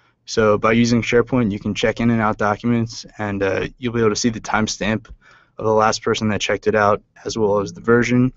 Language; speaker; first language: English; native; English